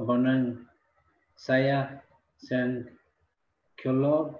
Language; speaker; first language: Indonesian; non-native, learner; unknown